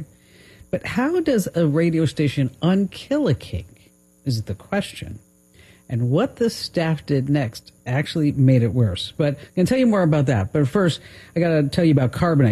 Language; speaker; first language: English; native; English